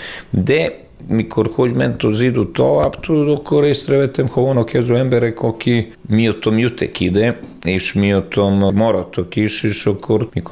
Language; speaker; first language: Hungarian; non-native, learner; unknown